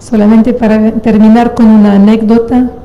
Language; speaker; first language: Spanish; non-native, fluent; French